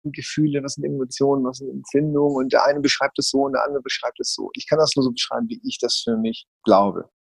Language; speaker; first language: German; native; German